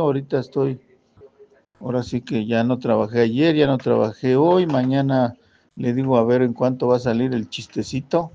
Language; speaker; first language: Spanish; native; Spanish